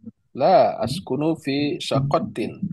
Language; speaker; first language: Arabic; non-native, learner; Indonesian